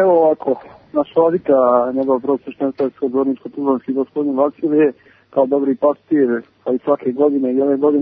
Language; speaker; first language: Serbian; native; Serbian